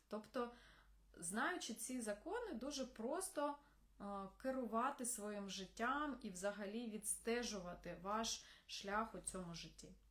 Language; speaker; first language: Ukrainian; non-native, local second language; Russian